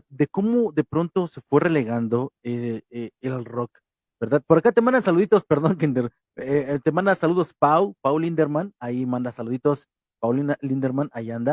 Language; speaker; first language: Spanish; native; Spanish